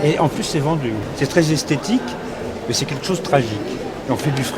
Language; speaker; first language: French; native; French